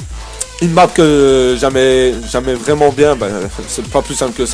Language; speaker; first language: French; native; French